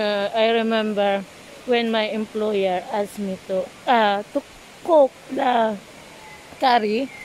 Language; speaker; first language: English; non-native, learner; Filipino